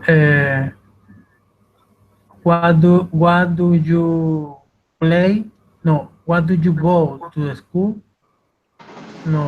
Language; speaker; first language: English; non-native, learner; Spanish